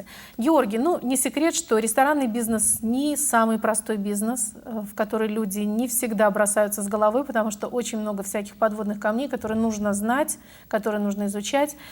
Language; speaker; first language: Russian; native; Russian